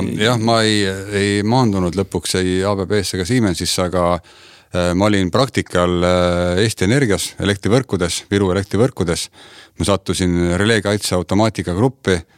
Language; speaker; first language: Estonian; native; Estonian